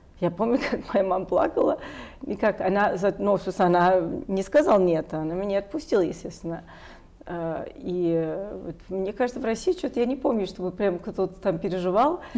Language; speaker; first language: Russian; non-native, fluent; English